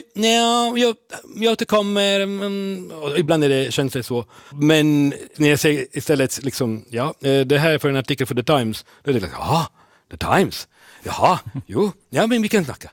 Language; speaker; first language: Swedish; non-native, fluent; Italian